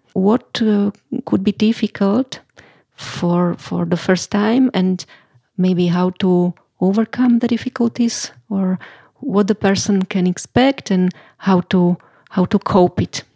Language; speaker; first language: English; non-native, fluent; Slovak